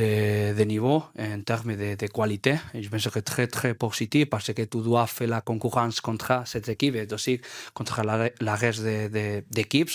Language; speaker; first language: French; non-native, learner; Spanish